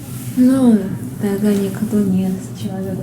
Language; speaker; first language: Russian; non-native, learner; Chinese